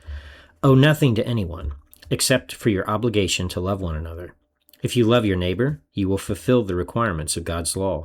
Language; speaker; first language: English; native; English